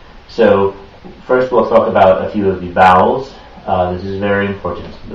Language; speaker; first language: English; native; English